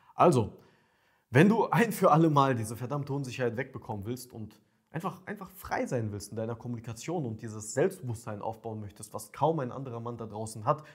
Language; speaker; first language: German; early bilingual, other home language; Ukrainian